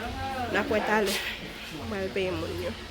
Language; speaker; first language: French; non-native, local second language; Haitian Creole